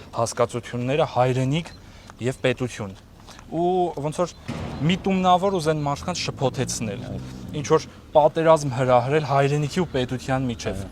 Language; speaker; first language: Armenian; native; Armenian